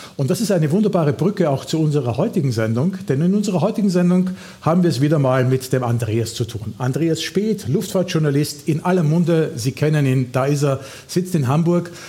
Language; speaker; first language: German; native; German